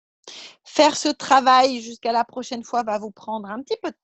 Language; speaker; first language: French; native; French